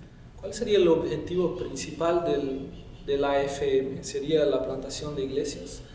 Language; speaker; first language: Spanish; non-native, fluent; Portuguese